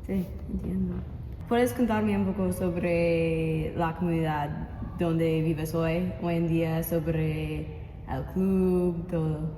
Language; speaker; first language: Spanish; non-native, learner; English